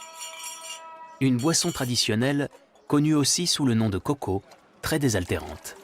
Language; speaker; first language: French; native; French